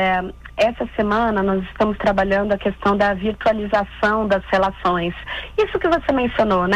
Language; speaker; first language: Portuguese; native; Portuguese